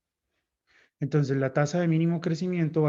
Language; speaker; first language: Spanish; native; Spanish